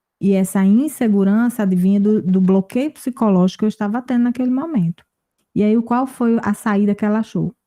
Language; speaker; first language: Portuguese; native; Portuguese